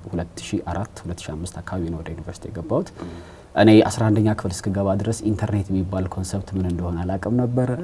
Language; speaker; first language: Amharic; native; Amharic